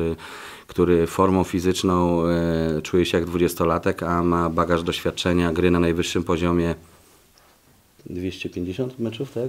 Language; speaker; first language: Polish; native; Polish